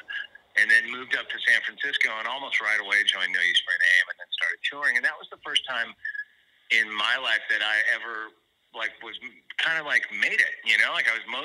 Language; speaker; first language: English; native; English